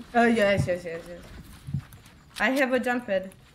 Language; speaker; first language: English; non-native, learner; Romanian